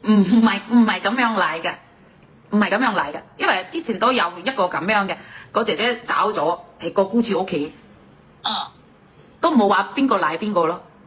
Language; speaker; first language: Cantonese; non-native, fluent; Indonesian